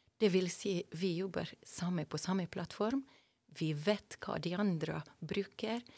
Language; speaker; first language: Norwegian; non-native, fluent; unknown